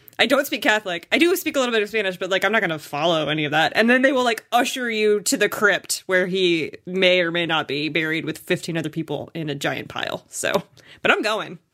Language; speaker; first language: English; native; English